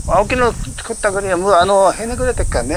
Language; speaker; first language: Japanese; native; Japanese